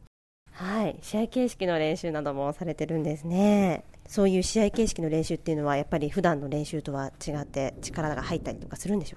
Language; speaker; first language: Japanese; native; Japanese